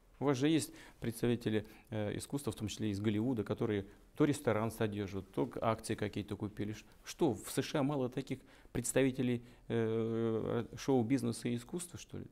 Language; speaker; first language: Russian; native; Russian